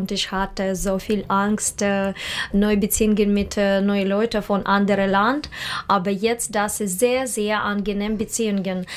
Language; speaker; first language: German; non-native, learner; Russian